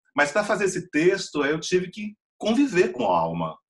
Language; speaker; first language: Portuguese; native; Portuguese